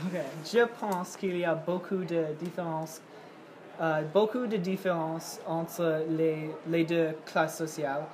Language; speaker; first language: French; non-native, learner; English